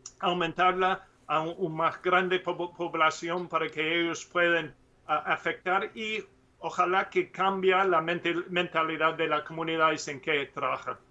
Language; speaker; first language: Spanish; non-native, learner; English